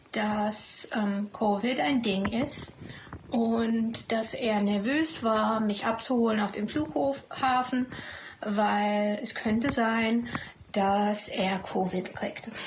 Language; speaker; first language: German; non-native, fluent; English